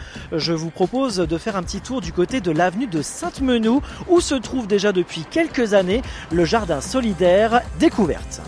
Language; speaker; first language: French; native; French